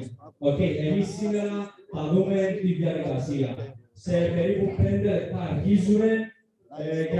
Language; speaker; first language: Greek; native; Greek